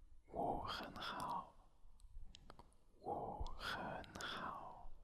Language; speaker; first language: Chinese; non-native, learner; French